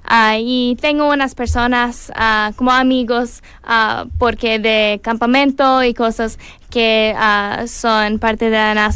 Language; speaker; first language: Spanish; non-native, learner; English